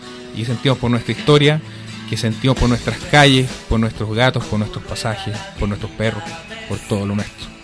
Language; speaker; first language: Spanish; native; Spanish